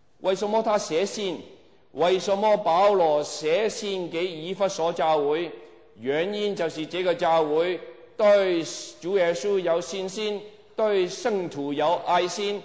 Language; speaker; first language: Chinese; non-native, local second language; Cantonese